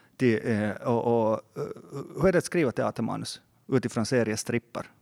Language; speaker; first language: Swedish; native; Swedish